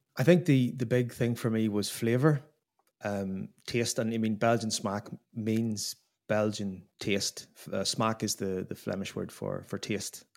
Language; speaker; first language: English; native; English